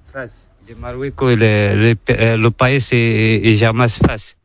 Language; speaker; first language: Spanish; non-native, learner; Arabic